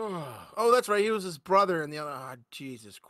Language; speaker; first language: English; native; English